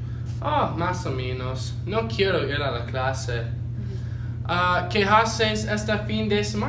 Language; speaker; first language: Spanish; non-native, learner; English